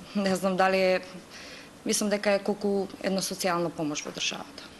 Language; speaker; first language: Macedonian; native; Macedonian